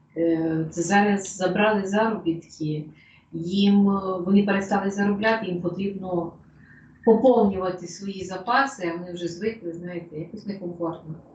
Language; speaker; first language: Ukrainian; non-native, local second language; Russian